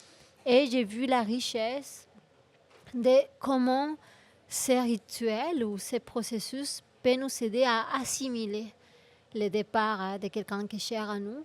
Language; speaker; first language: French; non-native, fluent; Spanish